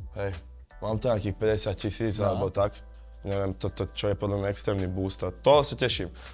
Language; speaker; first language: Slovak; early bilingual, other home language; Italian